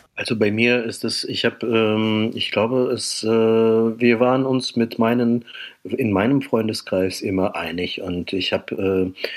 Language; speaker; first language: German; non-native, fluent; Ukrainian